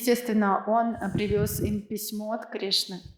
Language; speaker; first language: Russian; native; Russian